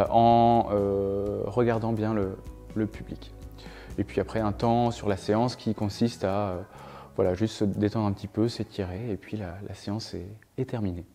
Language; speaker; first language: French; native; French